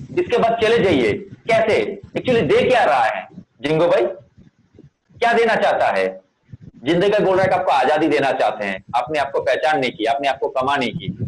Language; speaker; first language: Hindi; non-native, local second language; Bangla